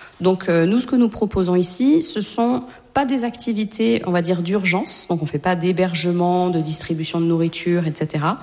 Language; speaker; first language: French; native; French